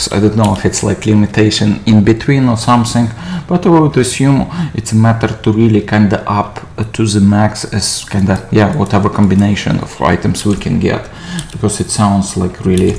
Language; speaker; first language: English; non-native, fluent; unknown